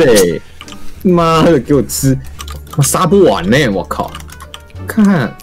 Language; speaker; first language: Chinese; native; Chinese